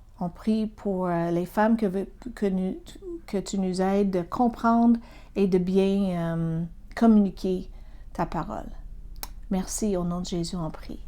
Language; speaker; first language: French; non-native, fluent; English